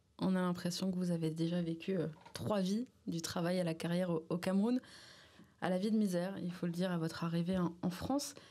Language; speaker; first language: French; native; French